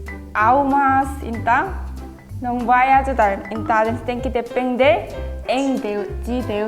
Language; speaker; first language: Portuguese; non-native, fluent; Korean